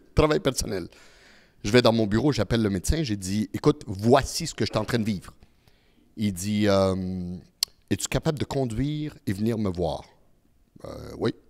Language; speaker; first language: French; early bilingual, other home language; Italian